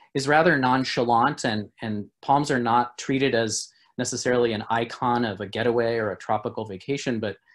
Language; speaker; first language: English; native; English